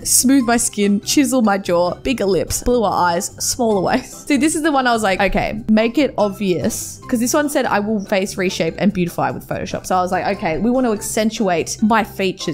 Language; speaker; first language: English; native; English